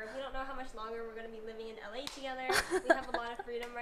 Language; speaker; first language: English; native; English